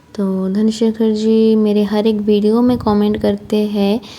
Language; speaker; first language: Hindi; non-native, local second language; Bangla